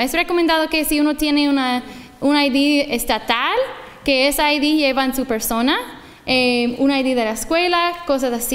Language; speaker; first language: Spanish; non-native, fluent; English